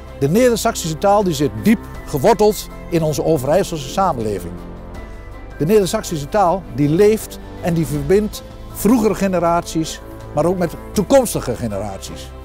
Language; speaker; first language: Dutch; native; Dutch